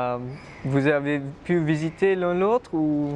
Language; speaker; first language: French; non-native, fluent; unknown